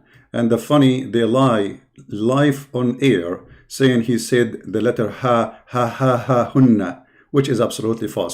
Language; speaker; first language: English; non-native, fluent; Arabic